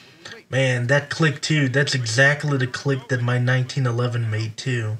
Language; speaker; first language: English; native; English